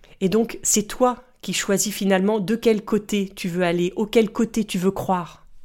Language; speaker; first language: French; native; French